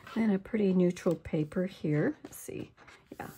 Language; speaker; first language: English; native; English